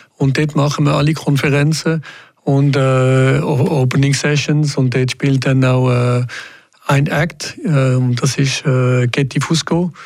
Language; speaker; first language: German; non-native, local second language; French